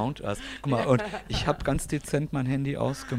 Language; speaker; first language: German; native; German